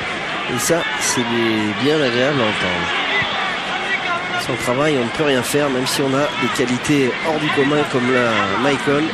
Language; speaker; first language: French; native; French